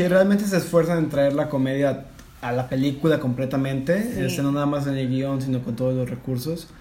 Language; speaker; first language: Spanish; native; Spanish